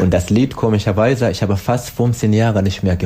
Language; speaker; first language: German; non-native, learner; Swahili